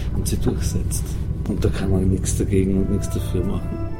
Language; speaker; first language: German; native; German